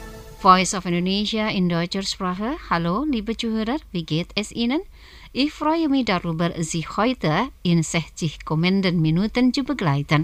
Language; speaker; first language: German; non-native, fluent; Indonesian